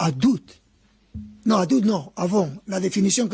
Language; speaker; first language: French; non-native, fluent; Spanish